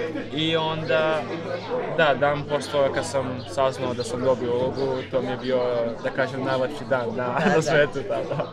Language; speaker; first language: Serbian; non-native, fluent; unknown